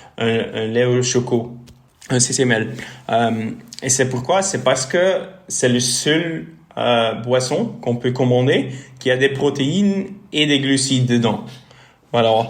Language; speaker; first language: French; non-native, local second language; Dutch